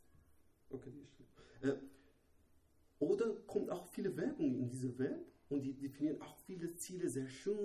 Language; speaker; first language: German; non-native, learner; Persian